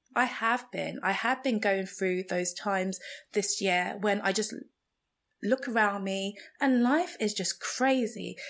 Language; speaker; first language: English; non-native, local second language; Igbo